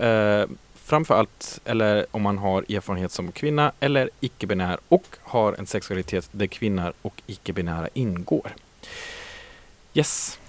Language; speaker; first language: Swedish; native; Swedish